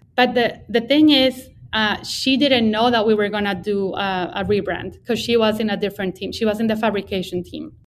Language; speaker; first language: English; non-native, fluent; Spanish